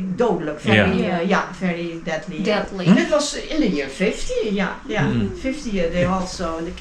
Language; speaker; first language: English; non-native, learner; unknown